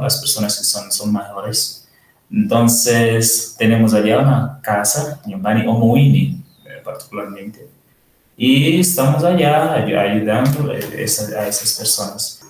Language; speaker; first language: Spanish; non-native, learner; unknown